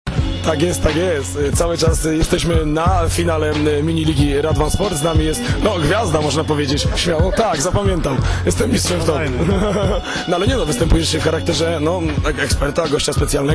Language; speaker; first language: Polish; native; Polish